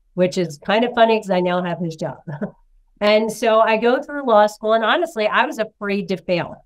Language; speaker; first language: English; native; English